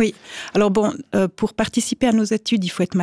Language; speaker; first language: French; native; French